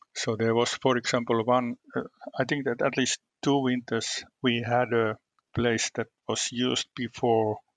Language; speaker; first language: English; non-native, fluent; Finnish